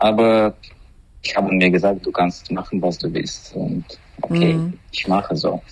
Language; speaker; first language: German; non-native, learner; Russian